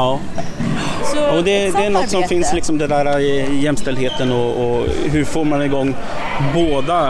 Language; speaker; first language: Swedish; native; Swedish